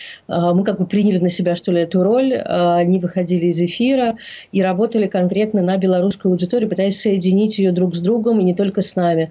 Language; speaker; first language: Russian; native; Russian